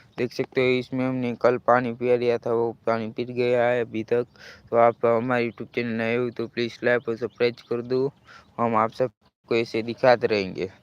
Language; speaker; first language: Hindi; non-native, local second language; Gujarati